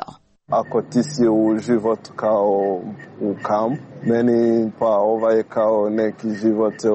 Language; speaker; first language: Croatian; non-native, learner; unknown